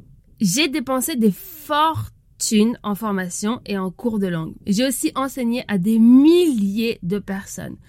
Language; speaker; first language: French; native; French